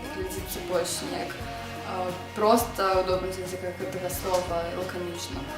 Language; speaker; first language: Belarusian; non-native, local second language; Russian